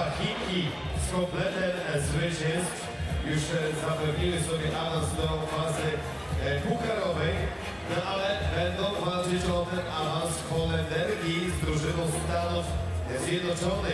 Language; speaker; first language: Polish; native; Polish